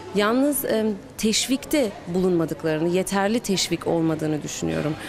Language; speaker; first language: Turkish; early bilingual, heritage; Turkish